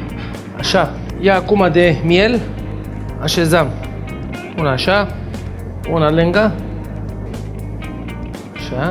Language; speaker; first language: Romanian; non-native, learner; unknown